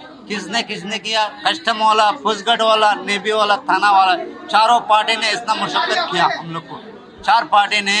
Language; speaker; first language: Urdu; non-native, local second language; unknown